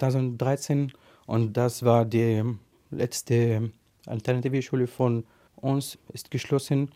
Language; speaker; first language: German; non-native, learner; Arabic